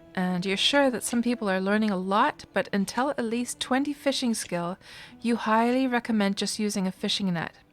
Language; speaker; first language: English; non-native, fluent; Finnish